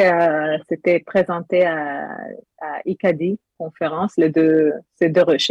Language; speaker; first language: French; non-native, learner; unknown